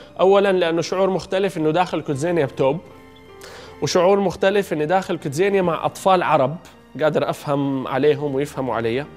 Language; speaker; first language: Arabic; native; Arabic